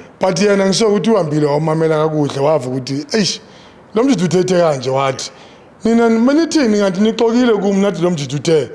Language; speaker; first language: Zulu; non-native, local second language; Xhosa